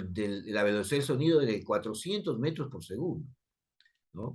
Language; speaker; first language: Spanish; native; Spanish